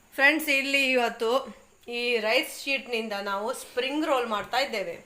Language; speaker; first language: Kannada; non-native, local second language; Tulu